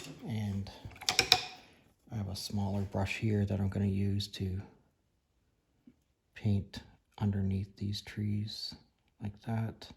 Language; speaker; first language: English; native; English